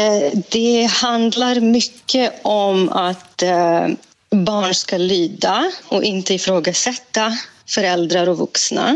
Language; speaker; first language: Swedish; non-native, fluent; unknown